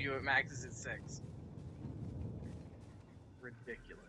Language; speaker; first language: English; native; English